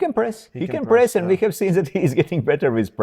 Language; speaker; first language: English; non-native, fluent; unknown